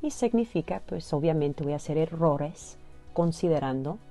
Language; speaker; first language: Spanish; early bilingual, heritage; Spanish